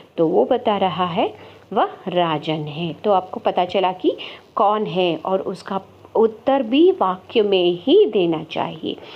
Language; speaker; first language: Hindi; non-native, local second language; Kannada